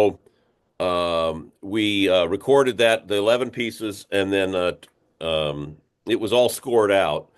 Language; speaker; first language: English; native; English